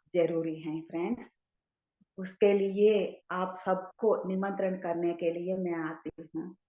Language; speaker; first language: Hindi; non-native, local second language; Telugu